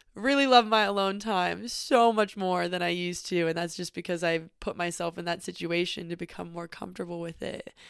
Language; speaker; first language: English; native; English